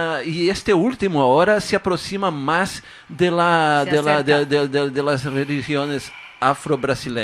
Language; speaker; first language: Spanish; non-native, fluent; Portuguese